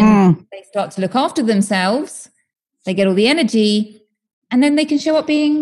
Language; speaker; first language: English; native; English